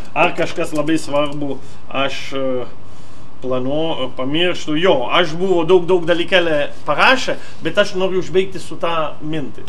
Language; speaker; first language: Lithuanian; non-native, fluent; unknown